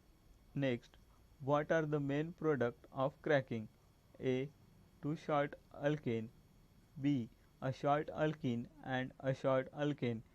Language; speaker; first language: English; non-native, local second language; Marathi